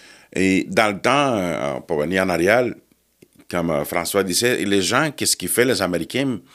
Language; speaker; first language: French; non-native, fluent; Spanish